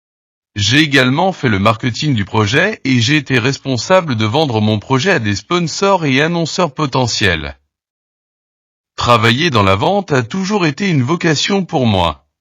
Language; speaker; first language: French; non-native, learner; Portuguese